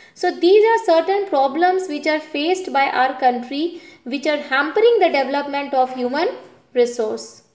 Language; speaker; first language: English; non-native, local second language; Hindi